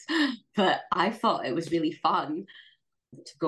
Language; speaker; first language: English; native; English